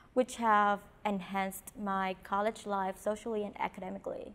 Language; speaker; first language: English; non-native, fluent; Vietnamese